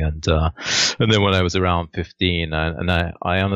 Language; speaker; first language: English; native; English